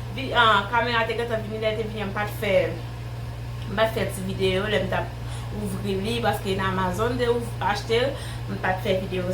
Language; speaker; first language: French; non-native, learner; Haitian Creole